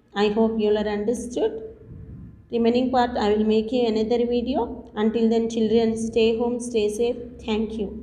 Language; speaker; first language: English; non-native, local second language; Telugu